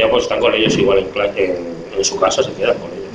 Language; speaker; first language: Spanish; native; Spanish